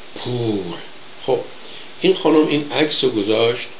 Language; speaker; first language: Persian; native; Persian